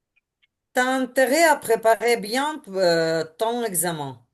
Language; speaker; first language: French; non-native, learner; Ukrainian